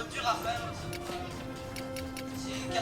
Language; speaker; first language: French; native; French